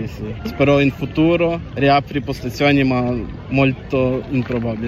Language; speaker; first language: Italian; non-native, learner; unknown